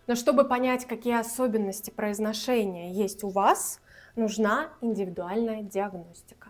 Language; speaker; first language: Russian; native; Russian